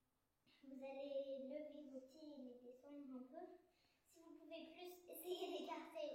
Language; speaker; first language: French; early bilingual, other home language; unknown